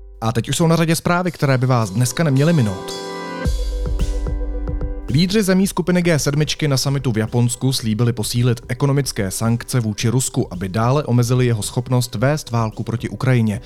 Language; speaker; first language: Czech; native; Czech